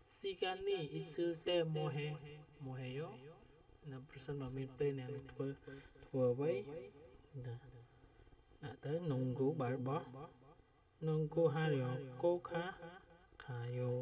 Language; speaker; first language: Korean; non-native, fluent; Khmer